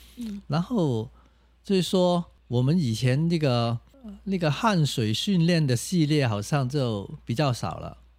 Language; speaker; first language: Chinese; non-native, local second language; Cantonese